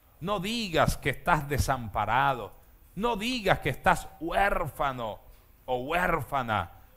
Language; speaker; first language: Spanish; native; Spanish